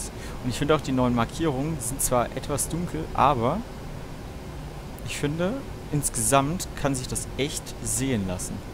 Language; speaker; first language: German; native; German